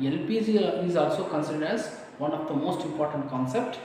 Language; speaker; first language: English; non-native, local second language; Kannada